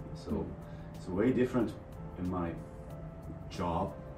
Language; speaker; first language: English; non-native, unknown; Korean